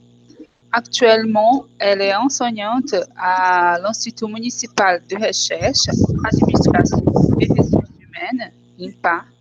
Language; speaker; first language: French; non-native, fluent; Portuguese